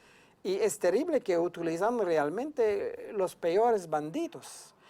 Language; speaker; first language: Spanish; non-native, fluent; French